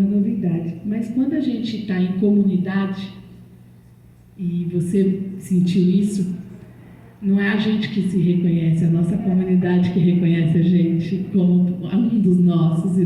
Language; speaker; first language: Portuguese; native; Portuguese